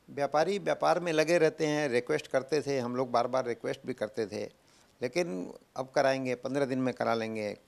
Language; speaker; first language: Hindi; native; Hindi